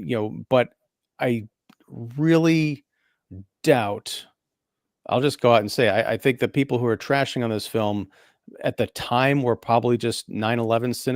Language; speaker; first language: English; native; English